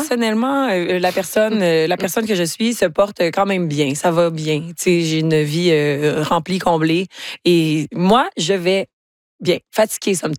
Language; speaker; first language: French; native; French